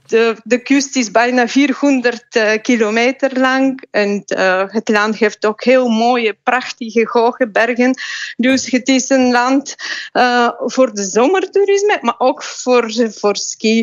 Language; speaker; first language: Dutch; non-native, fluent; Bulgarian